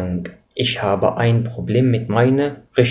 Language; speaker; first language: German; non-native, fluent; Arabic